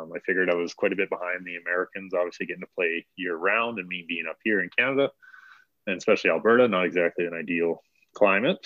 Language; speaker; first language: English; native; English